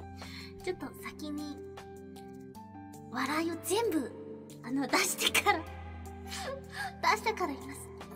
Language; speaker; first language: Japanese; non-native, fluent; English